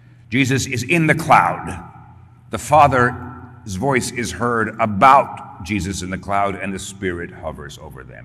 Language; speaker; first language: English; early bilingual, other home language; Spanish